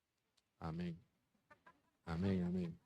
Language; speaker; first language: Spanish; native; Spanish